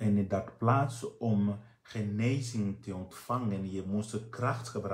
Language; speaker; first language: Dutch; non-native, fluent; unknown